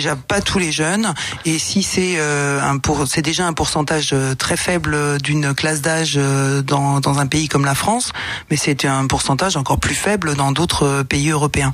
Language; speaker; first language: French; native; French